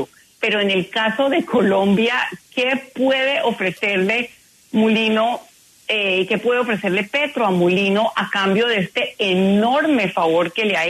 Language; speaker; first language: Spanish; native; Spanish